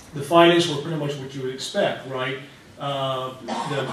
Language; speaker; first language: English; native; English